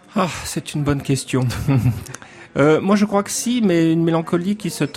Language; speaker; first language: French; native; French